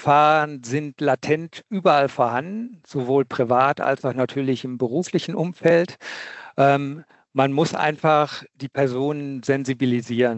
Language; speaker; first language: German; native; German